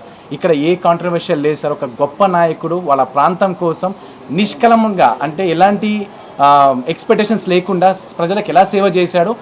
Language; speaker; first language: Telugu; native; Telugu